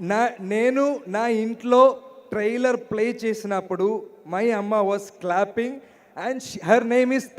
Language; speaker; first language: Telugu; non-native, learner; Malayalam